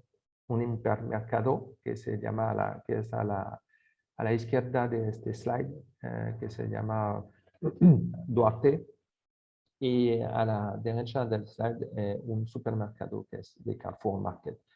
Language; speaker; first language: Spanish; non-native, fluent; French